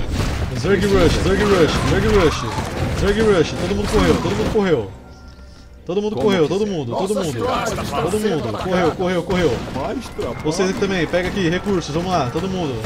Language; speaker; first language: Portuguese; native; Portuguese